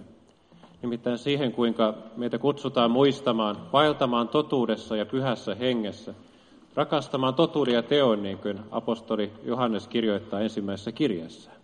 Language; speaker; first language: Finnish; native; Finnish